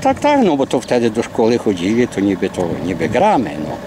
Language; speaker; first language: Polish; early bilingual, heritage; Polish